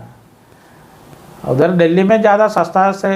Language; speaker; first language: Hindi; non-native, local second language; Malayalam